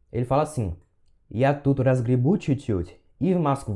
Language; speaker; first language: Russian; non-native, fluent; Portuguese